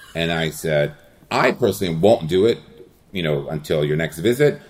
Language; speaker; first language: English; early bilingual, other home language; Spanish